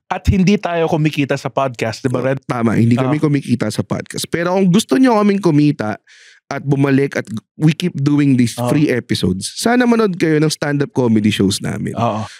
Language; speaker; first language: Filipino; native; Filipino